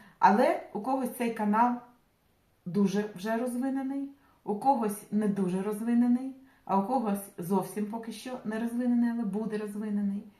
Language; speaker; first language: Ukrainian; non-native, local second language; Russian